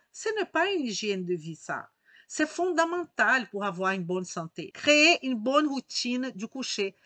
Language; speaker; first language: French; native; French